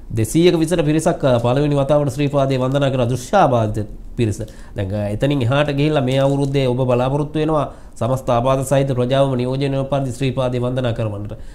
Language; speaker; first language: Sinhala; native; Sinhala